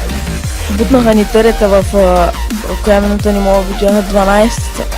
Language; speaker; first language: Bulgarian; native; Bulgarian